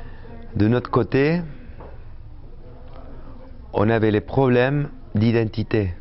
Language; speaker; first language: French; non-native, fluent; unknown